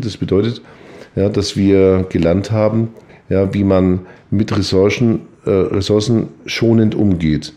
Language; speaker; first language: German; native; German